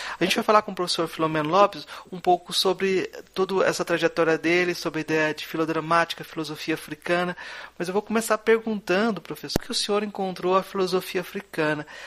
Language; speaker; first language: Portuguese; native; Portuguese